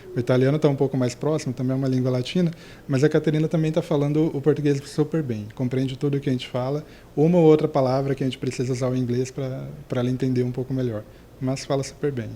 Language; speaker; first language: Portuguese; native; Portuguese